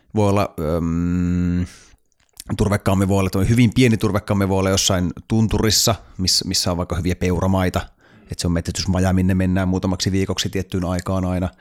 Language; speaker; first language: Finnish; native; Finnish